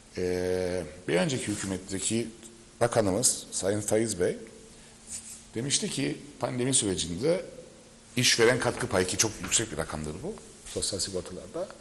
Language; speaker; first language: Turkish; native; Turkish